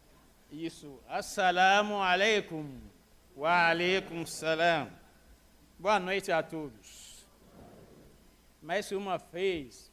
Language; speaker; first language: Portuguese; non-native, fluent; Arabic